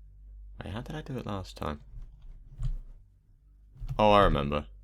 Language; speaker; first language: English; native; English